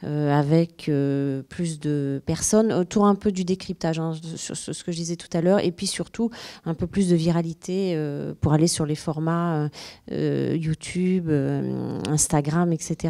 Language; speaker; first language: French; native; French